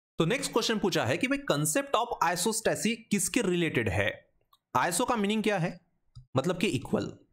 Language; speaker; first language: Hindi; non-native, local second language; Marathi